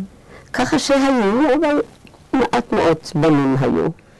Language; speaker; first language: Hebrew; non-native, fluent; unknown